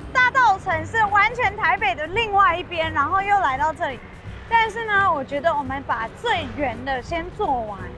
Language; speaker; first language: Chinese; native; Chinese